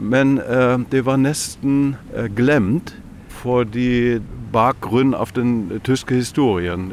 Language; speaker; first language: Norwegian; non-native, fluent; German